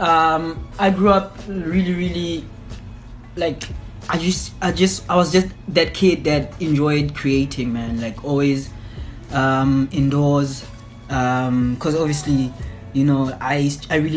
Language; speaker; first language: English; non-native, local second language; Zulu